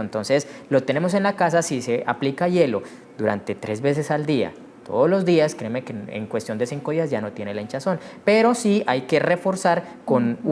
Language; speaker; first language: Spanish; native; Spanish